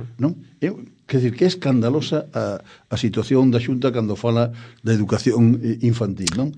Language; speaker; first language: Galician; native; Galician